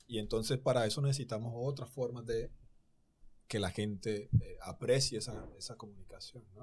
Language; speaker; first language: Spanish; native; Spanish